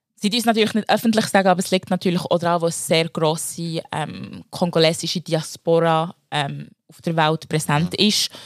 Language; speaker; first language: German; early bilingual, other home language; Lingala